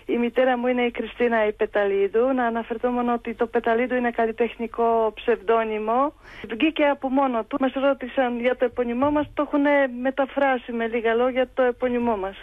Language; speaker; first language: Greek; non-native, fluent; Polish